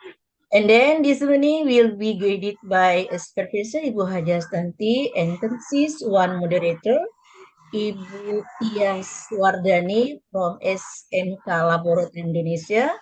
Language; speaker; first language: English; non-native, learner; Indonesian